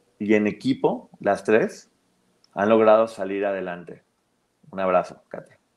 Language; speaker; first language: Spanish; native; Spanish